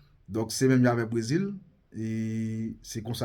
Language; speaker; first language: French; non-native, local second language; Haitian Creole